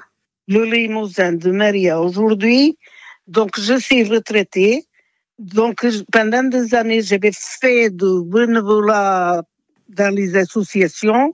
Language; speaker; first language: French; non-native, fluent; Portuguese